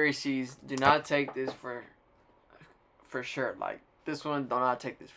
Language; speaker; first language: English; native; English